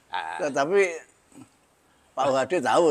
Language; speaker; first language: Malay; non-native, local second language; Javanese